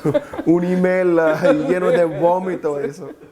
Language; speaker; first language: Spanish; non-native, learner; English